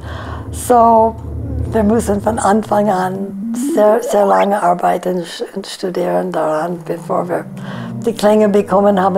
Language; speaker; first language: German; non-native, fluent; English